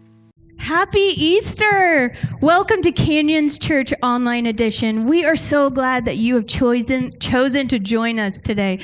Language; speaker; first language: English; native; English